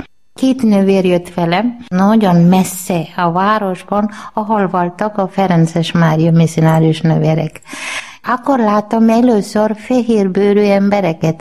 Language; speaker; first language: Hungarian; non-native, learner; Malayalam